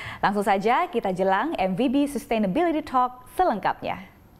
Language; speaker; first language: Indonesian; native; Indonesian